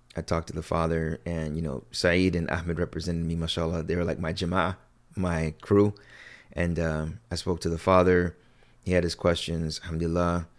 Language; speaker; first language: English; early bilingual, other home language; Akan